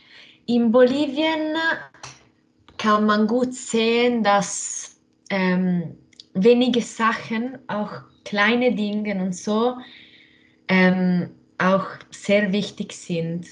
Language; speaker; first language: German; non-native, local second language; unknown